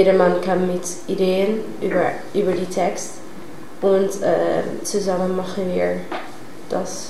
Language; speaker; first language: German; non-native, learner; Dutch